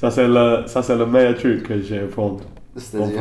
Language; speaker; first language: French; non-native, learner; English